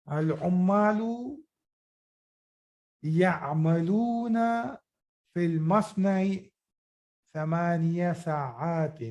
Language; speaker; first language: Arabic; non-native, fluent; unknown